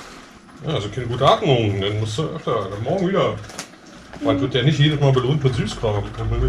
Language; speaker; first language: German; native; German